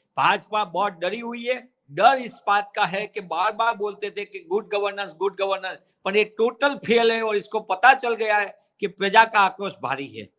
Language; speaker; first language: Hindi; non-native, local second language; Gujarati